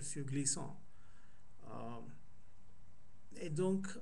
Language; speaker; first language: French; non-native, fluent; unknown